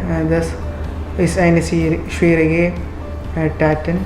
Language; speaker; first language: German; non-native, learner; Malayalam